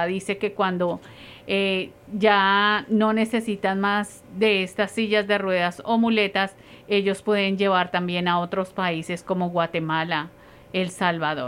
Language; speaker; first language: Spanish; native; Spanish